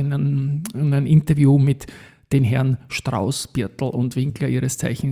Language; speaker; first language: German; native; German